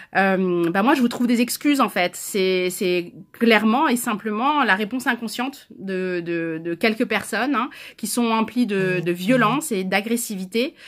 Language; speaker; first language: French; native; French